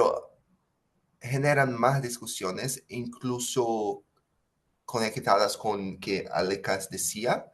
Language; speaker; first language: Spanish; non-native, fluent; Portuguese